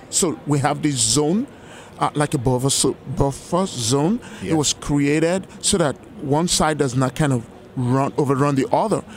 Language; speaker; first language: English; non-native, local second language; Yoruba